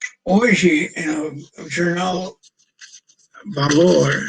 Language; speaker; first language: Portuguese; non-native, fluent; English